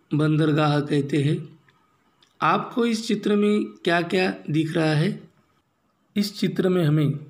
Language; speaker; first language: Hindi; non-native, local second language; Marathi